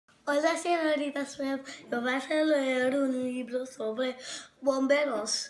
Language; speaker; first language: Spanish; non-native, learner; English